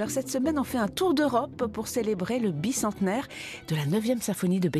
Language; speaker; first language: French; native; French